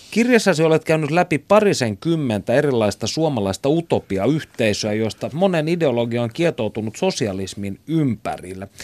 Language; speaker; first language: Finnish; native; Finnish